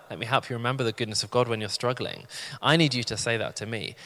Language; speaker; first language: English; native; English